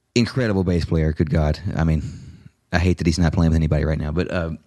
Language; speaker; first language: English; native; English